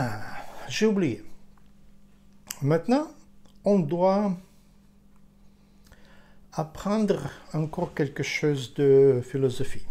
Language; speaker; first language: French; non-native, fluent; Ukrainian